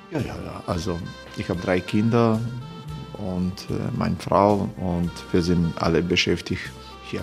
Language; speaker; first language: German; non-native, learner; Croatian